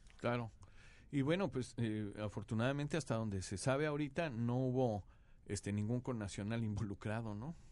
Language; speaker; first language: Spanish; native; Spanish